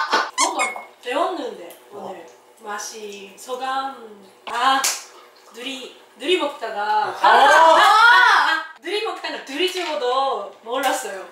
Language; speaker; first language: Korean; non-native, learner; Japanese